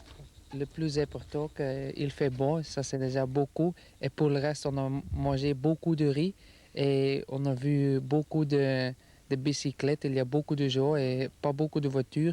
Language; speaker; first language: French; non-native, local second language; Dutch